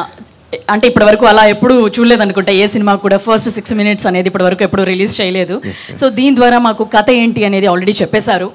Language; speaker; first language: Telugu; native; Telugu